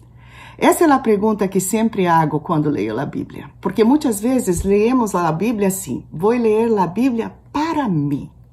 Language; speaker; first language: Portuguese; non-native, fluent; Spanish